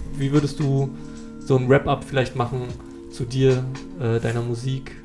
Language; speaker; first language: German; native; German